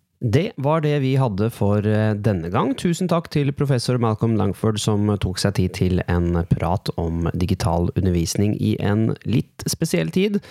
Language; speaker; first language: Norwegian; native; Norwegian